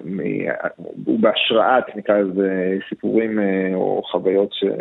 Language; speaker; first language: Hebrew; non-native, local second language; Arabic